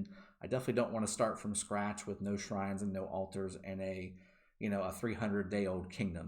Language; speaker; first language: English; native; English